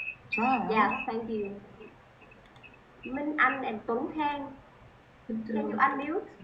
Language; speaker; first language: English; non-native, fluent; Vietnamese